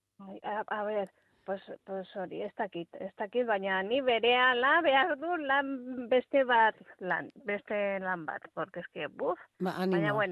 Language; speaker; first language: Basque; non-native, local second language; Spanish